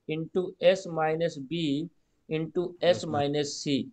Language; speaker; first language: Hindi; native; Hindi